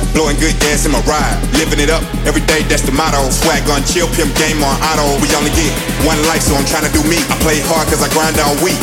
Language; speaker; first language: English; non-native, fluent; German